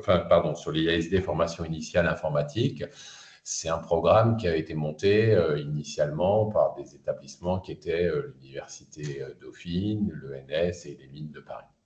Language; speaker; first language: French; native; French